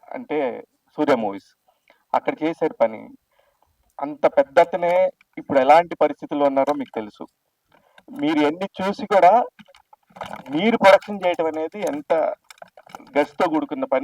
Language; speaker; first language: Telugu; native; Telugu